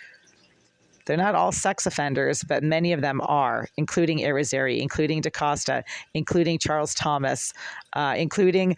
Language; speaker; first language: English; native; English